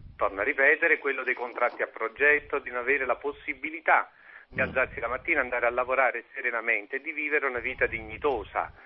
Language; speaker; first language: Italian; native; Italian